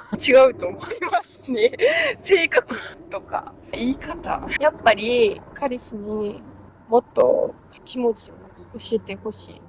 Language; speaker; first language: Japanese; non-native, fluent; French